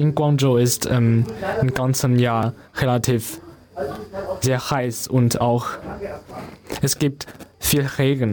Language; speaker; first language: German; non-native, learner; Chinese